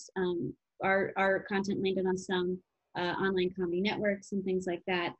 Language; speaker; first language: English; native; English